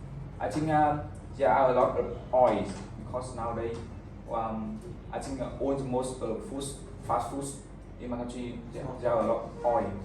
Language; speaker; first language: English; non-native, learner; Vietnamese